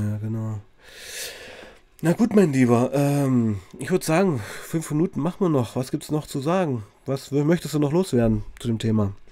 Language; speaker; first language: German; native; German